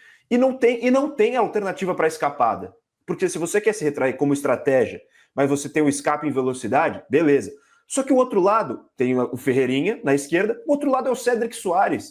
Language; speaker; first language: Portuguese; native; Portuguese